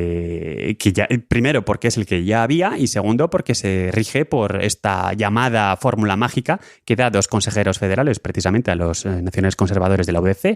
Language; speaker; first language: Spanish; native; Spanish